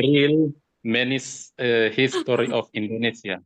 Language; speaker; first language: English; non-native, learner; Indonesian